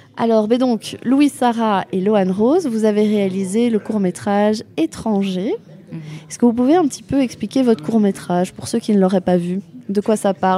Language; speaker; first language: French; native; French